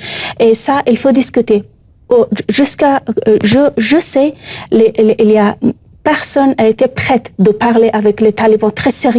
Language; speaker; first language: French; non-native, learner; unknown